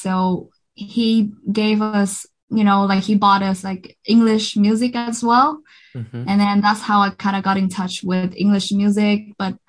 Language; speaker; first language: English; non-native, fluent; Vietnamese